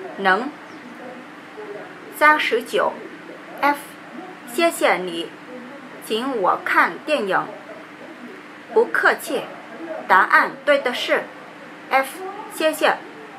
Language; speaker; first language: Chinese; non-native, learner; Vietnamese